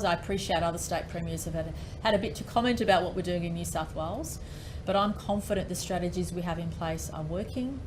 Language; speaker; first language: English; native; English